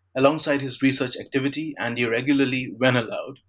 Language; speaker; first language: English; non-native, local second language; Bangla